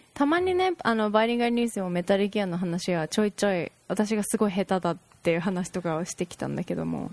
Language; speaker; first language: Japanese; native; Japanese